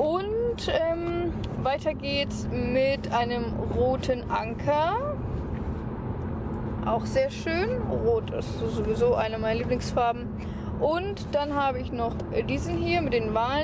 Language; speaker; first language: German; native; German